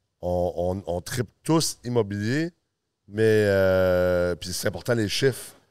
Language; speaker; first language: French; early bilingual, other home language; English